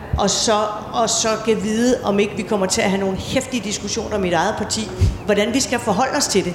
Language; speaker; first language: Danish; native; Danish